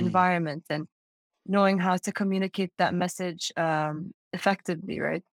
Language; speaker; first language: English; non-native, fluent; Arabic